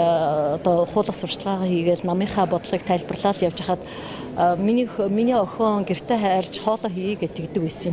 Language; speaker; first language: Mongolian; native; Mongolian